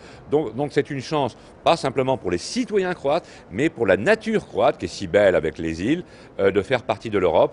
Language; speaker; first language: French; native; French